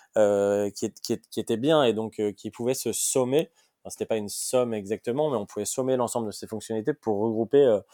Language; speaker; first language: French; native; French